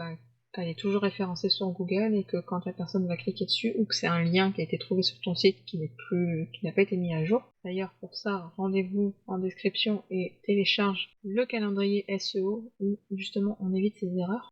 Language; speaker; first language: French; native; French